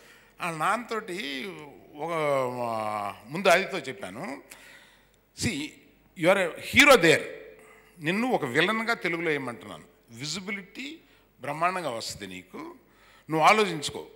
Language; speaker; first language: Telugu; native; Telugu